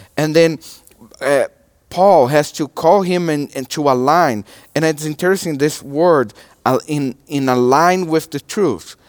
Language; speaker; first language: English; non-native, learner; Portuguese